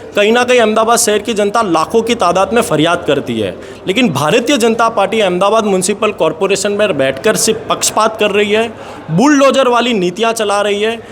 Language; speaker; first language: Hindi; non-native, local second language; Gujarati